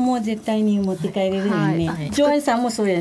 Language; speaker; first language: Japanese; non-native, fluent; Filipino